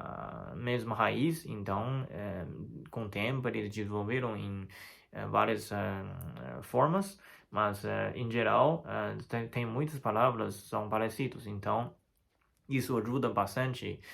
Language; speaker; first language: Portuguese; non-native, fluent; Chinese